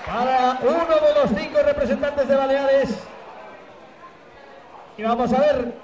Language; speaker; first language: Spanish; native; Spanish